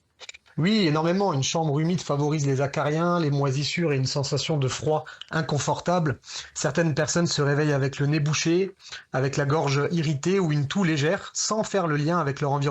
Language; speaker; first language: French; native; French